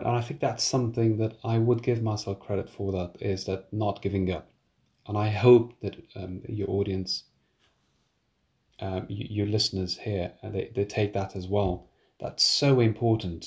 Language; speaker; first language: English; non-native, fluent; Persian